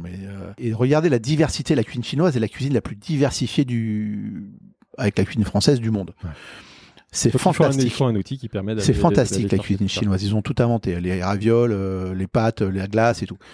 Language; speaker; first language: French; native; French